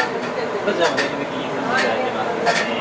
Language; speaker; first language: Japanese; native; Japanese